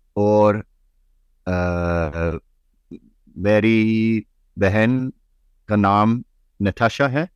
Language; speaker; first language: Hindi; non-native, learner; English